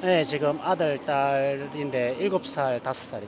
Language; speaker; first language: Korean; native; Korean